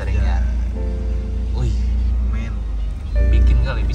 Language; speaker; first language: Indonesian; native; Indonesian